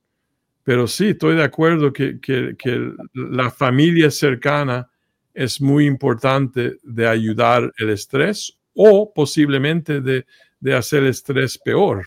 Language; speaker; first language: Spanish; early bilingual, heritage; Spanish